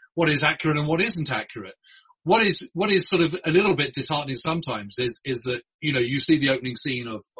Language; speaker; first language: English; native; English